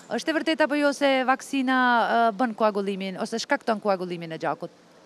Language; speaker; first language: Albanian; native; Albanian